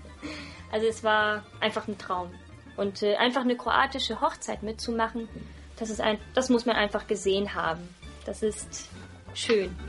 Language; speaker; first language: German; early bilingual, other home language; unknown